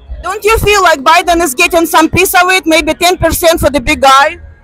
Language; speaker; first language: English; non-native, fluent; Russian